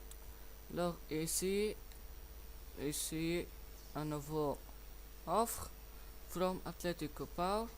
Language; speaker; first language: French; non-native, learner; English